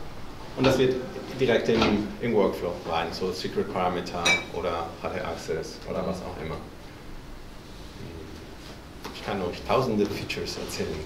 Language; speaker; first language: German; non-native, fluent; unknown